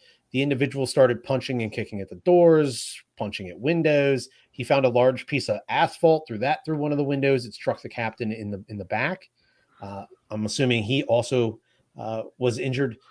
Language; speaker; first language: English; native; English